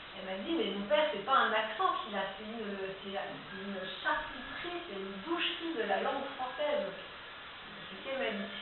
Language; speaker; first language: French; native; French